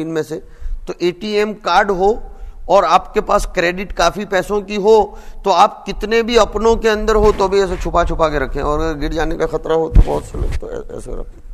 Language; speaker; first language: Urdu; non-native, local second language; Gujarati